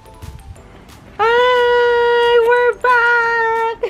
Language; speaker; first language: English; non-native, learner; Filipino